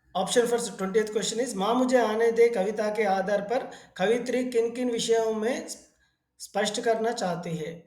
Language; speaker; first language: Hindi; non-native, local second language; Telugu